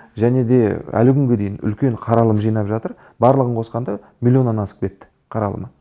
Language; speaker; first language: Kazakh; native; Kazakh